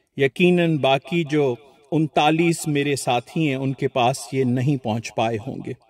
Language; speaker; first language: Urdu; non-native, local second language; Sindhi